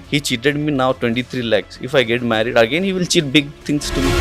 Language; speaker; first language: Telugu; non-native, local second language; Urdu